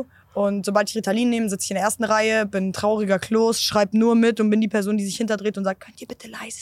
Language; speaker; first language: German; native; German